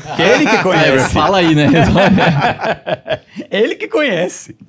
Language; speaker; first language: Portuguese; non-native, fluent; Hebrew